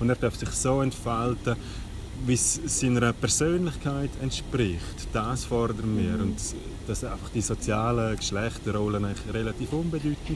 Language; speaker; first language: German; native; German